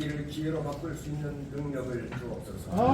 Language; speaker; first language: Korean; native; Korean